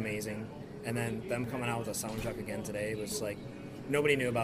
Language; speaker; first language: English; native; English